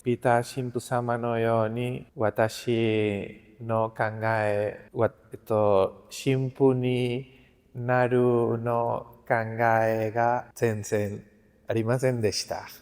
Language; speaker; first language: Japanese; non-native, learner; Spanish